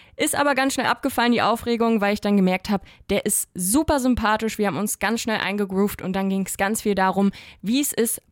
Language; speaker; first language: German; native; German